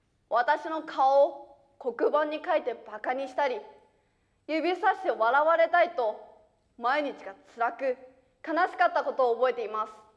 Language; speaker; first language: Japanese; early bilingual, other home language; Chinese